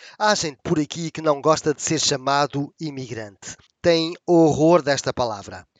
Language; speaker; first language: Portuguese; native; Portuguese